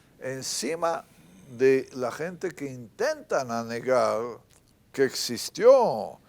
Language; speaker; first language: Spanish; non-native, fluent; Hebrew